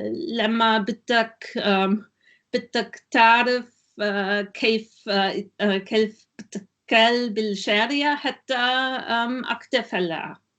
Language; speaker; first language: Arabic; non-native, learner; German